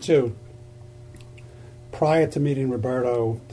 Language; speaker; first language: English; native; English